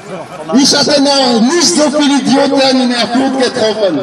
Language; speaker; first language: German; non-native, fluent; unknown